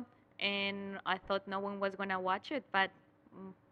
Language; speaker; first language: English; non-native, fluent; Spanish